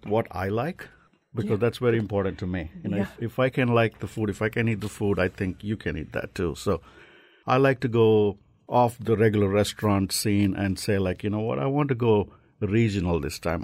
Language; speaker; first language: English; non-native, local second language; Telugu